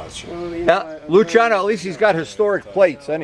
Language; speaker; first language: English; native; English